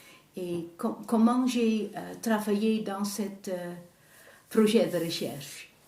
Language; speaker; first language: French; non-native, fluent; Dutch